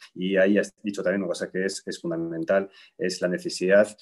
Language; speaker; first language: Spanish; native; Spanish